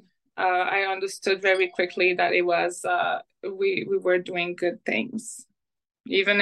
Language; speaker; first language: English; non-native, fluent; French